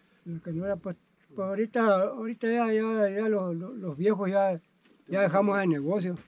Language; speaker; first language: Spanish; native; Spanish